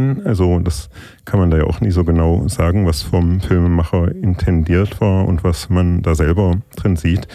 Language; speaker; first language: German; native; German